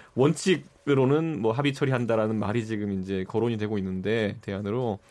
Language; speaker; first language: Korean; native; Korean